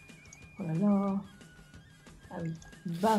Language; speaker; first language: French; native; French